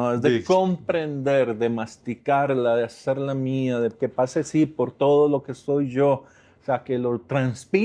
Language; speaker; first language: Spanish; native; Spanish